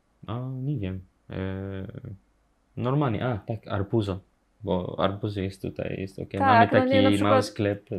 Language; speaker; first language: Polish; non-native, learner; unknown